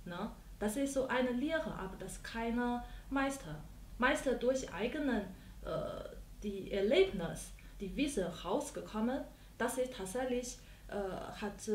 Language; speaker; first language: German; non-native, learner; Chinese